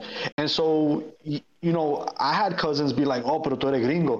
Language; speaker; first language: English; native; English